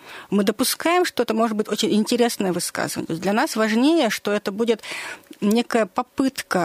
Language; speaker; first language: Russian; native; Russian